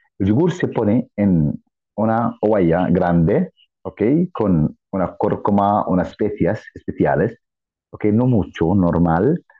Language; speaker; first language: Spanish; non-native, fluent; Arabic